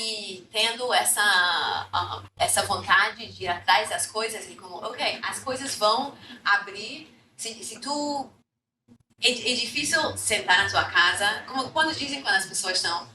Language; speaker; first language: Portuguese; non-native, fluent; English